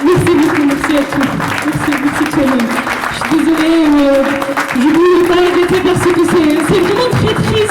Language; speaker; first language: French; non-native, learner; Persian